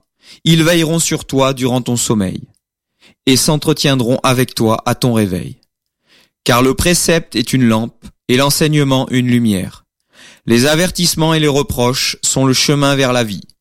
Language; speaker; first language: French; native; French